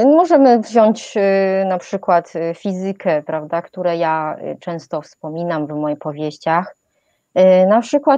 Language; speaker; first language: Polish; non-native, fluent; Chinese